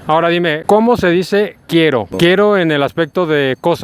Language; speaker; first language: Spanish; native; Spanish